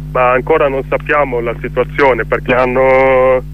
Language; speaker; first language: Italian; non-native, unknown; Swedish